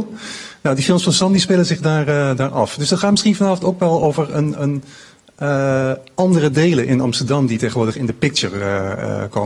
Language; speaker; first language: Dutch; native; Dutch